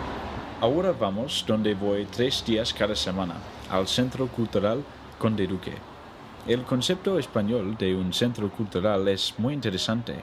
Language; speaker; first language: Spanish; non-native, learner; English